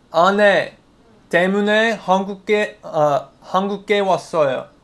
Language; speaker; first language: Korean; non-native, learner; English